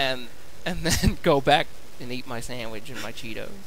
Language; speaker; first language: English; native; English